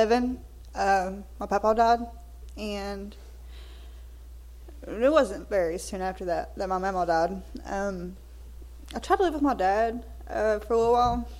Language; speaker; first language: English; native; English